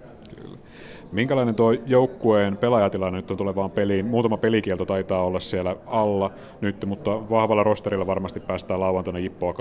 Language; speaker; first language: Finnish; native; Finnish